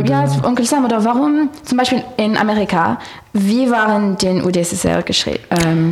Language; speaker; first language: German; non-native, learner; French